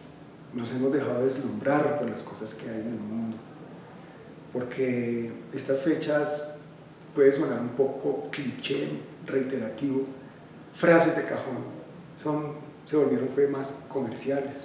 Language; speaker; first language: Spanish; native; Spanish